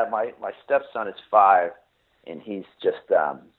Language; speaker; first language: English; native; English